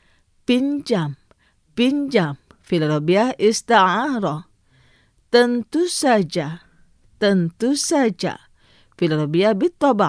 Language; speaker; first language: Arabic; non-native, fluent; Indonesian